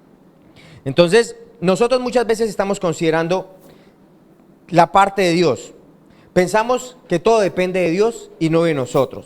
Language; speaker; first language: Spanish; native; Spanish